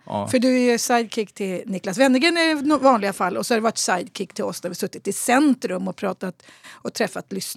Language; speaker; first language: Swedish; native; Swedish